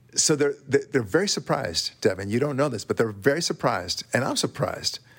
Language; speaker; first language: English; non-native, fluent; Hebrew